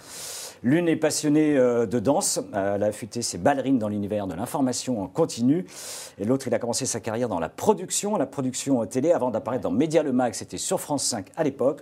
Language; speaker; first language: French; native; French